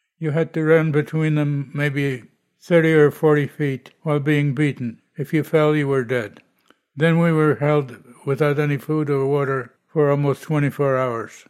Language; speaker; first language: English; non-native, fluent; Polish